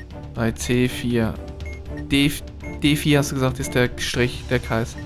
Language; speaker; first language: German; native; German